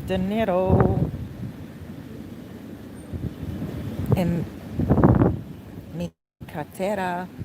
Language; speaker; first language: Spanish; non-native, learner; English